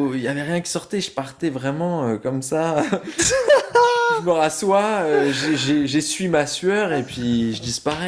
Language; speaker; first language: French; native; French